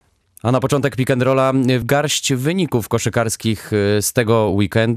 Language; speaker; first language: Polish; native; Polish